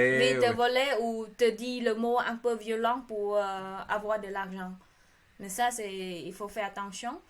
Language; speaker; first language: French; non-native, learner; Khmer